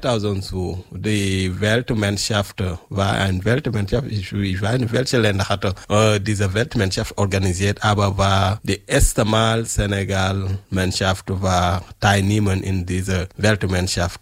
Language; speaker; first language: German; non-native, learner; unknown